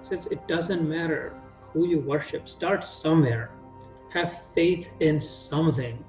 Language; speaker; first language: English; non-native, local second language; Hindi